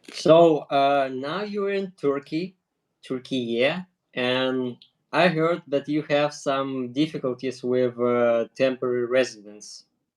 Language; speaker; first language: English; non-native, learner; Russian